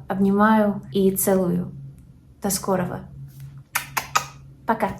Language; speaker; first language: Russian; non-native, learner; English